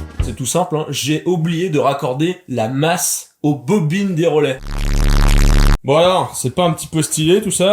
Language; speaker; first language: French; native; French